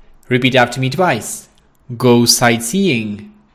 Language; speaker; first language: English; non-native, fluent; Czech